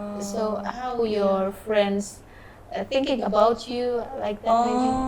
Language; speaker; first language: English; non-native, learner; Indonesian